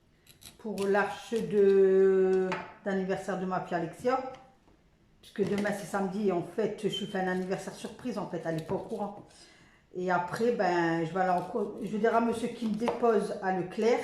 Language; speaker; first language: French; native; French